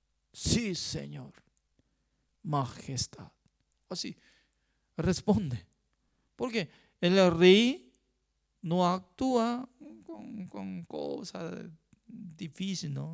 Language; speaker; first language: Spanish; non-native, fluent; Korean